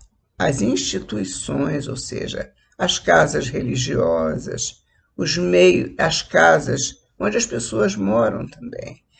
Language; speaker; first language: Portuguese; native; Portuguese